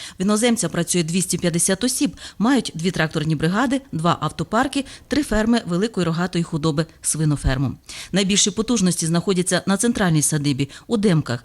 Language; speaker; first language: Ukrainian; native; Ukrainian